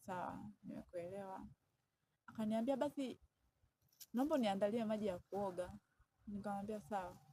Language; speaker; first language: Swahili; native; Swahili